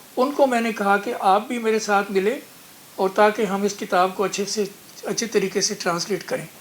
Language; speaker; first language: Urdu; non-native, local second language; Punjabi